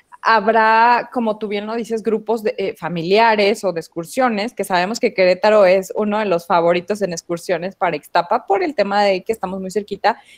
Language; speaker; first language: Spanish; native; Spanish